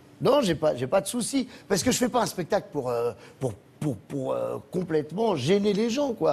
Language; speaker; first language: French; native; French